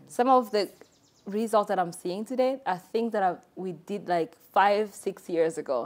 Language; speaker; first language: English; non-native, local second language; Kinyarwanda